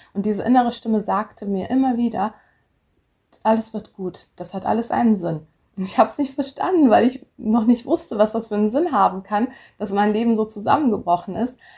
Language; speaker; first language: German; early bilingual, other home language; Turkish